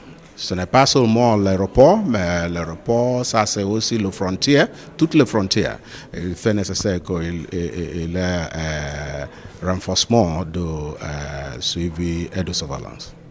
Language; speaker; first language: French; non-native, learner; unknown